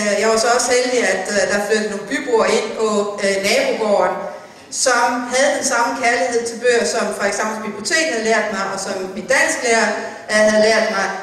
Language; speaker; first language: Danish; native; Danish